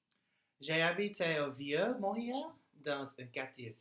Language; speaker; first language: French; non-native, learner; English